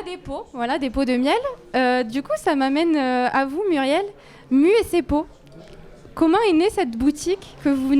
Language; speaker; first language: French; native; French